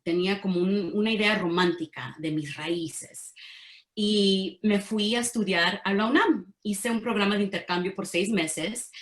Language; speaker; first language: Spanish; early bilingual, heritage; Spanish